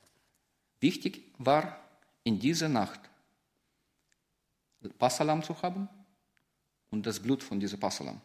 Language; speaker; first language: German; non-native, fluent; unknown